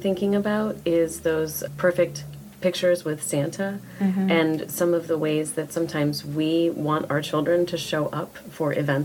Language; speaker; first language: English; native; English